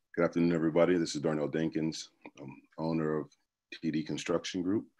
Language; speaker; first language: English; native; English